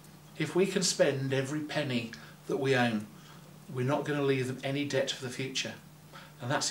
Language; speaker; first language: English; native; English